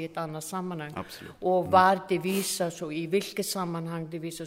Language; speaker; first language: Swedish; non-native, fluent; Icelandic